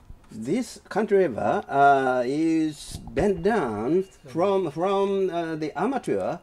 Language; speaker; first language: English; non-native, fluent; Japanese